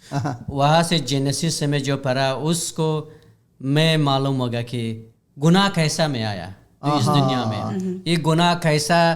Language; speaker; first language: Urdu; non-native, learner; Hazaragi